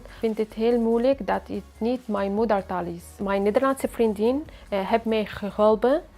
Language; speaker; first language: Dutch; non-native, learner; Arabic